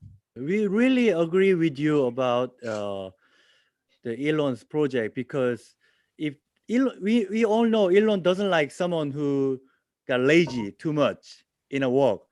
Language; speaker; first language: English; non-native, learner; Korean